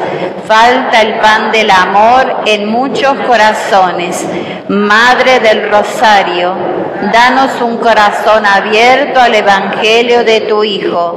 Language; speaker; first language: Spanish; native; Spanish